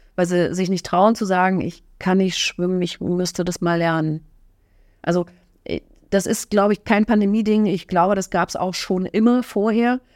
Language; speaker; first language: German; native; German